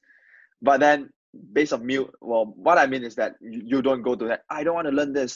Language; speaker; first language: English; non-native, local second language; Chinese